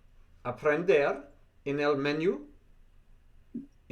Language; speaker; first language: Spanish; non-native, learner; English